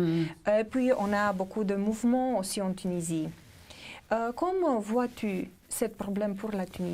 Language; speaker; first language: French; non-native, fluent; Romanian